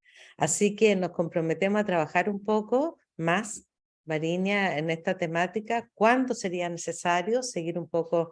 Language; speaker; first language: Spanish; native; Spanish